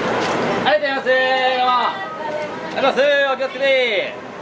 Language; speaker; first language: Japanese; native; Japanese